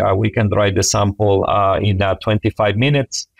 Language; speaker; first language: English; non-native, fluent; Spanish